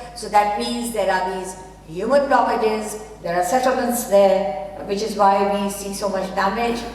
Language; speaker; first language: English; non-native, local second language; Urdu